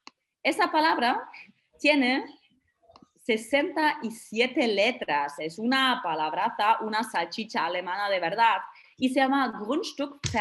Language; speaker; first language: Spanish; non-native, fluent; German